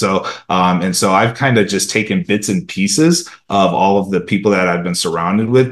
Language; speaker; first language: English; early bilingual, other home language; Romanian